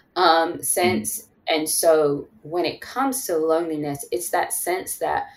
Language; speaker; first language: English; native; English